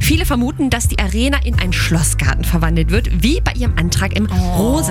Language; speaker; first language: German; native; German